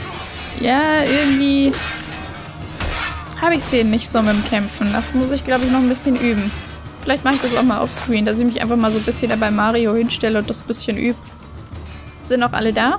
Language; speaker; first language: German; native; German